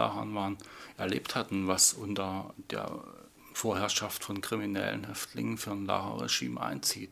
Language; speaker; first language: German; native; German